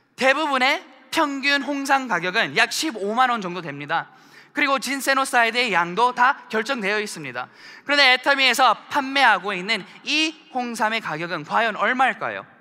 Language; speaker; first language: Korean; early bilingual, heritage; Korean